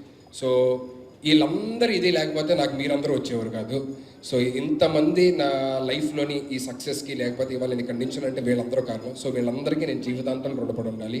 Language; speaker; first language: Telugu; native; Telugu